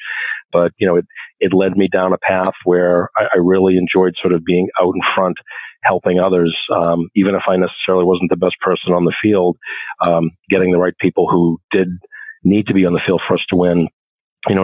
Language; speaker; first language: English; native; English